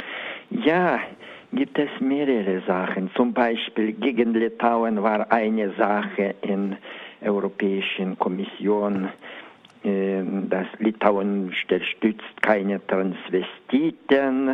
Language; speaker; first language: German; non-native, learner; Lithuanian